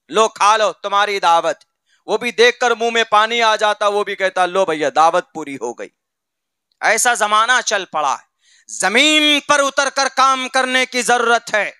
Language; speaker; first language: Hindi; native; Hindi